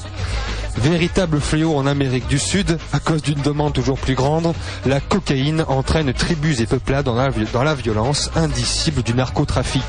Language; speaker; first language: French; native; French